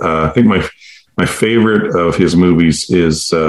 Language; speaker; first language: English; native; English